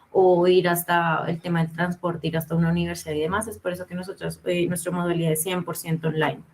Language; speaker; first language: Spanish; native; Spanish